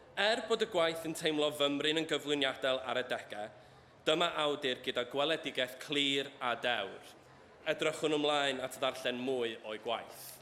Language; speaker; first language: Welsh; native; Welsh